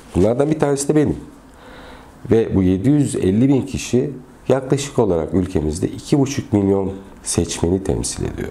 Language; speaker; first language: Turkish; native; Turkish